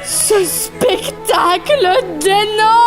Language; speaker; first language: French; native; French